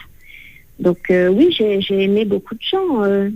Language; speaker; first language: French; native; French